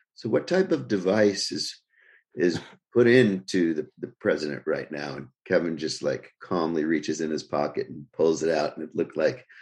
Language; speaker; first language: English; native; English